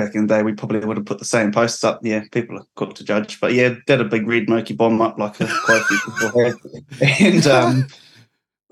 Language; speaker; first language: English; native; English